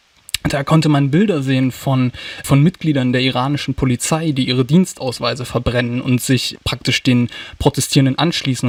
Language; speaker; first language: German; native; German